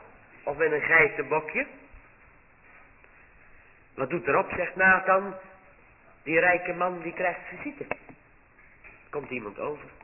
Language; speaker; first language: Dutch; native; Dutch